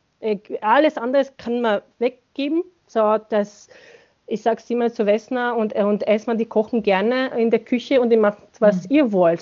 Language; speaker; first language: German; non-native, fluent; Bosnian